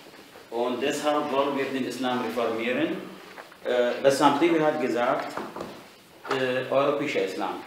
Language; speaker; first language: German; non-native, fluent; Arabic